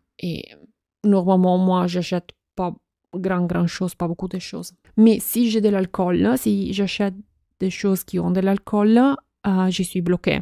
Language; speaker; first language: French; non-native, fluent; Italian